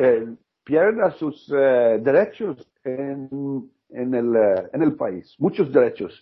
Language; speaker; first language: Spanish; non-native, learner; Norwegian